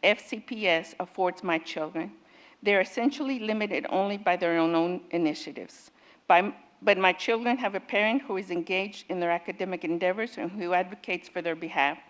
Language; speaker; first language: English; native; English